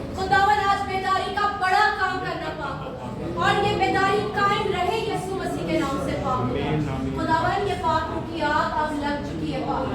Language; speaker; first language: Urdu; native; Urdu